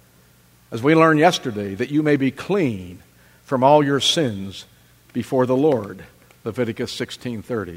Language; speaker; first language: English; native; English